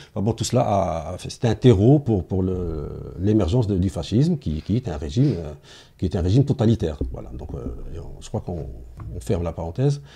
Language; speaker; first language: French; non-native, local second language; Arabic